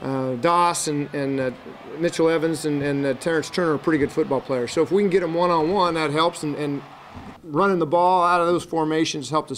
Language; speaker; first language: English; native; English